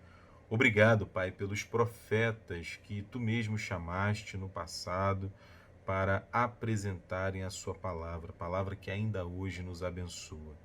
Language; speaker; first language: Portuguese; native; Portuguese